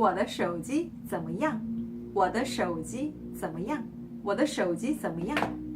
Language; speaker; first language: Chinese; non-native, learner; Korean